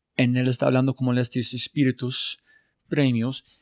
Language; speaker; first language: Spanish; non-native, learner; English